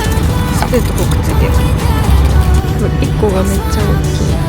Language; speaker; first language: Japanese; native; Japanese